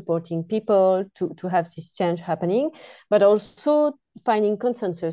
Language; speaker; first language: English; non-native, fluent; French